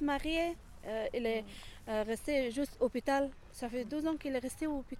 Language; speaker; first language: French; non-native, learner; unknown